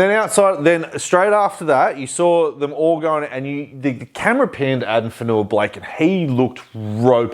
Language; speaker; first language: English; native; English